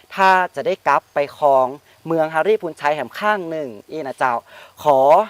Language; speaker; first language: Thai; native; Thai